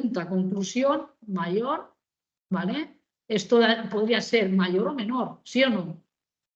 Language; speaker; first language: Spanish; native; Spanish